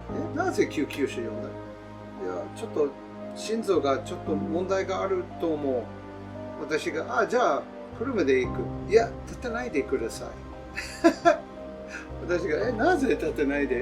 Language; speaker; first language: Japanese; non-native, learner; English